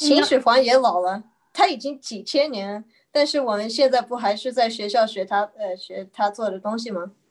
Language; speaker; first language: Chinese; early bilingual, heritage; Chinese